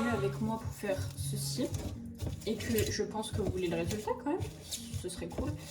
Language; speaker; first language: French; native; French